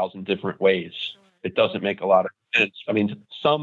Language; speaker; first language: English; native; English